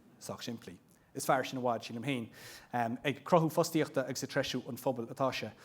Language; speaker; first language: Irish; non-native, local second language; English